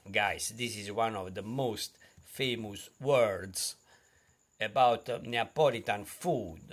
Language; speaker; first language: English; non-native, fluent; Italian